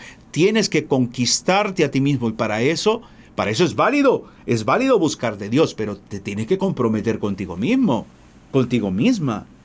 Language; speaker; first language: Spanish; native; Spanish